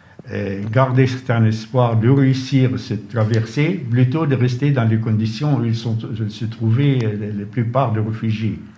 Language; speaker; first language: French; non-native, fluent; Arabic